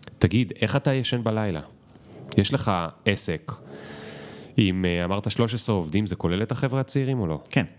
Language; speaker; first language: Hebrew; native; Hebrew